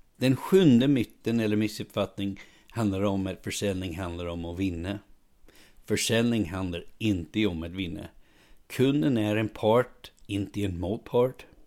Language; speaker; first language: Swedish; non-native, fluent; English